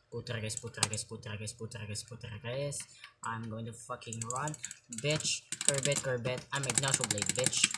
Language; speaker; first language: English; non-native, local second language; Filipino